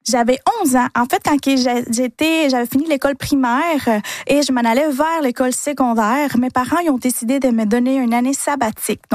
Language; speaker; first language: French; early bilingual, other home language; Spanish